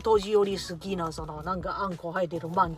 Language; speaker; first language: Japanese; non-native, learner; Chinese